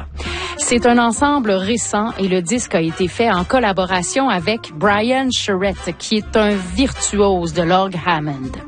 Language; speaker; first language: French; native; French